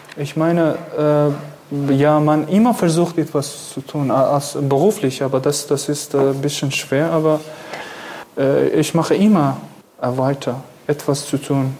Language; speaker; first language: German; non-native, learner; Kurdish